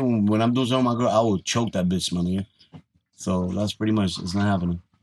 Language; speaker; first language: English; early bilingual, other home language; Spanish